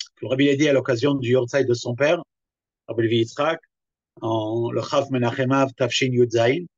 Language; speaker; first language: French; native; French